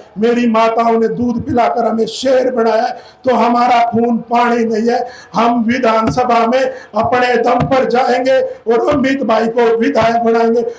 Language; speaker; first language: Hindi; native; Hindi